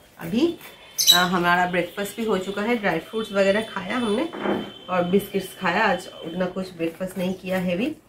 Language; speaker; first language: Hindi; non-native, local second language; Bangla